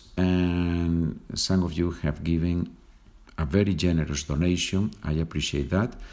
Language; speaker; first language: English; non-native, fluent; Spanish